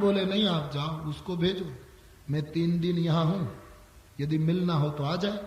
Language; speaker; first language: Hindi; non-native, local second language; Gujarati